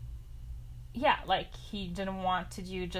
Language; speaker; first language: English; non-native, fluent; French